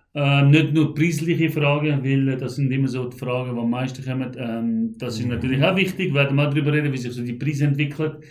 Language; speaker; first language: German; early bilingual, heritage; Macedonian